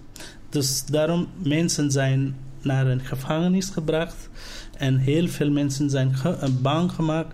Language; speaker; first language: Dutch; non-native, learner; Nepali